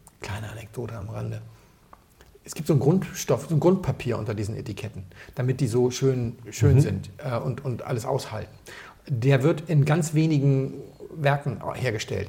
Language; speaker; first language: German; native; German